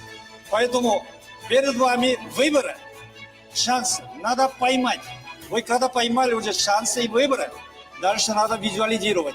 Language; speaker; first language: Russian; non-native, learner; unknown